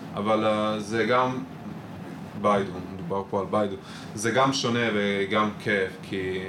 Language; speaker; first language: Hebrew; non-native, fluent; Italian